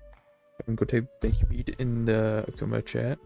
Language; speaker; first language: English; native; English